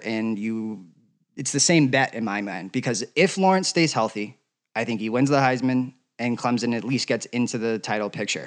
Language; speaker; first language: English; native; English